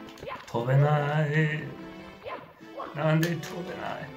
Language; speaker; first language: Japanese; non-native, learner; English